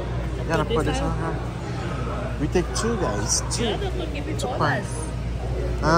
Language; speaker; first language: English; non-native, learner; Haitian Creole